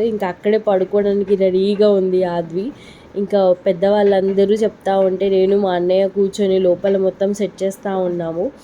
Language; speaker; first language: Telugu; non-native, local second language; Lambadi